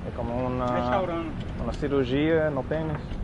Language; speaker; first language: Portuguese; non-native, learner; English